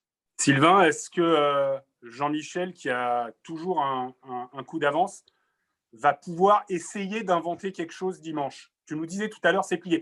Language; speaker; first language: French; native; French